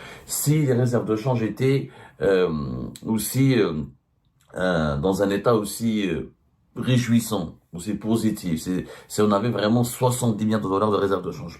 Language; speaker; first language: French; non-native, local second language; Arabic